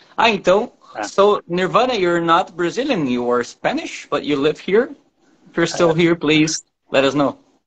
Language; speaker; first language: English; non-native, fluent; Portuguese